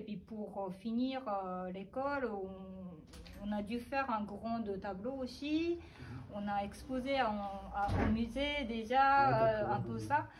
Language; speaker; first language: French; non-native, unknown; Japanese